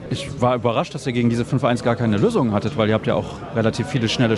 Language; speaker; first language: German; native; German